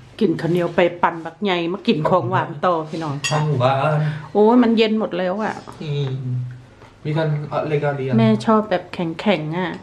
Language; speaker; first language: Thai; native; Thai